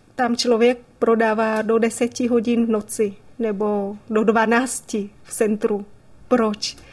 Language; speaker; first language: Czech; non-native, fluent; Vietnamese